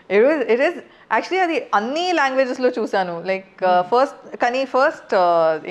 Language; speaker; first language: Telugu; non-native, fluent; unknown